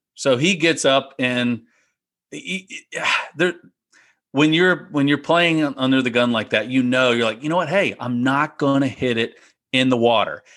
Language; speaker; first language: English; native; English